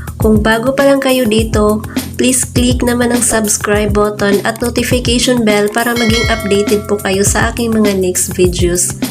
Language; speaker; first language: Filipino; non-native, local second language; Cebuano